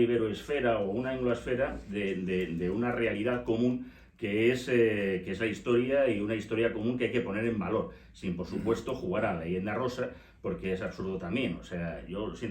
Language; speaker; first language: Spanish; native; Spanish